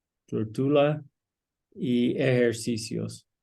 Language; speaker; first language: Spanish; non-native, learner; English